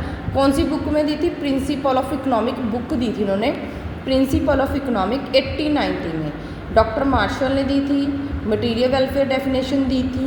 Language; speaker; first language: Hindi; native; Hindi